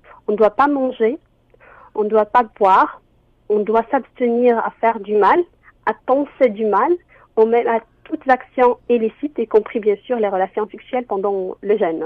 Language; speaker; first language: French; non-native, local second language; Arabic